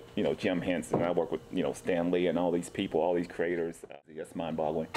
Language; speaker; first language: English; native; English